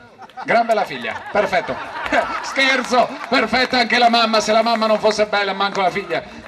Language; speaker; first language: Italian; native; Italian